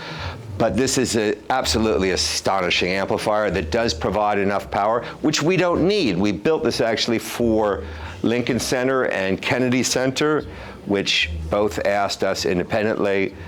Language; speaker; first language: English; native; English